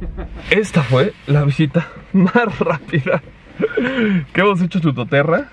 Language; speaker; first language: Spanish; native; Spanish